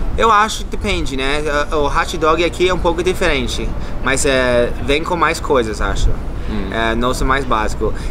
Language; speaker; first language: Portuguese; non-native, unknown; English